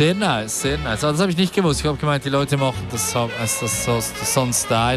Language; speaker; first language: German; native; German